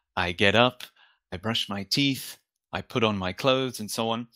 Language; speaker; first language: English; native; English